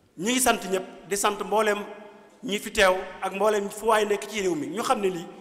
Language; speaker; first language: Wolof; native; Wolof